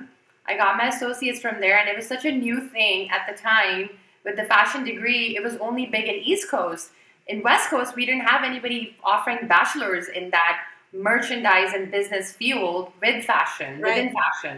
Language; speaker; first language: English; non-native, local second language; Urdu